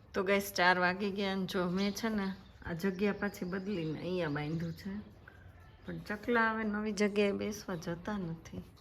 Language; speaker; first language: Gujarati; native; Gujarati